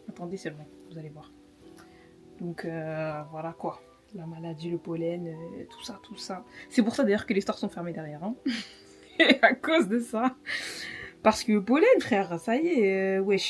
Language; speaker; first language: French; native; French